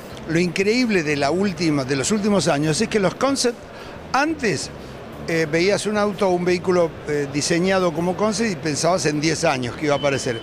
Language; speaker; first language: Spanish; native; Spanish